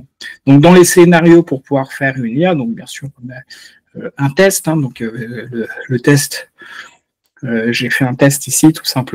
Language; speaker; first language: French; native; French